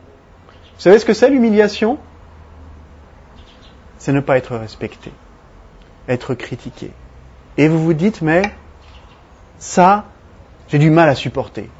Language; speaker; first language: French; native; French